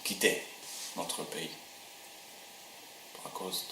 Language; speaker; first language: French; non-native, learner; Albanian